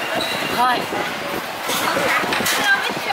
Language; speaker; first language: Japanese; non-native, fluent; Vietnamese